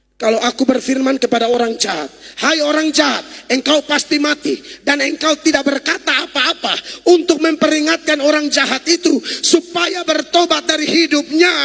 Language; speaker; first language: Indonesian; native; Indonesian